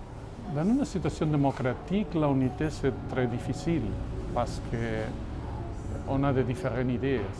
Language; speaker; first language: French; non-native, fluent; Catalan